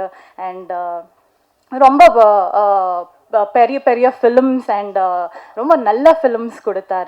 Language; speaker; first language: Tamil; non-native, learner; Kannada